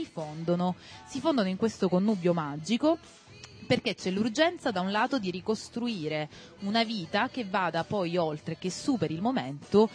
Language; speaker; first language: Italian; native; Italian